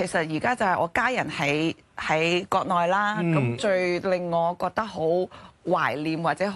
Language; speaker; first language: Cantonese; native; Cantonese